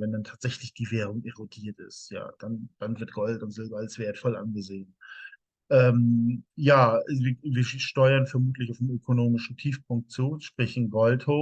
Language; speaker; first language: German; native; German